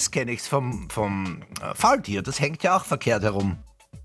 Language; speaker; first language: German; native; German